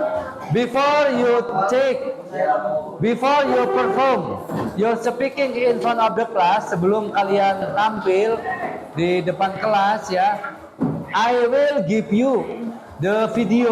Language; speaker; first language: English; non-native, fluent; Indonesian